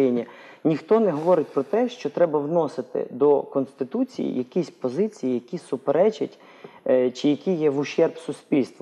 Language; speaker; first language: Ukrainian; native; Ukrainian